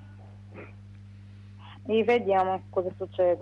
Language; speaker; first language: Italian; non-native, learner; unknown